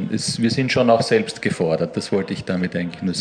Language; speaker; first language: German; native; German